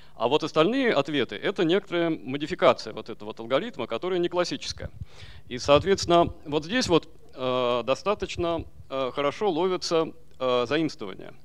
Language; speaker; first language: Russian; native; Russian